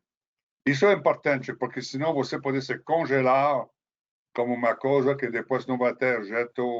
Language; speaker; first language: Portuguese; non-native, fluent; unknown